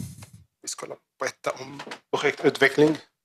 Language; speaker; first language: Swedish; non-native, learner; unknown